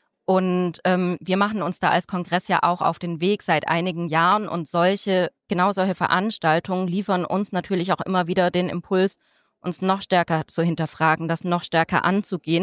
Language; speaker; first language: German; native; German